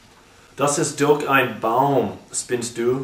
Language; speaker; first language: German; non-native, learner; English